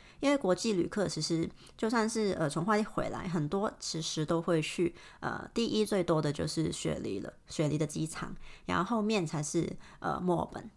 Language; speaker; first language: Chinese; non-native, fluent; Cantonese